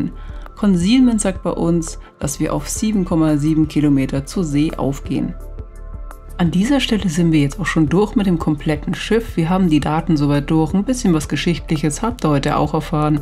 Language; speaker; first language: German; native; German